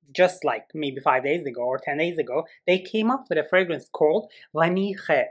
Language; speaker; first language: English; non-native, fluent; Turkish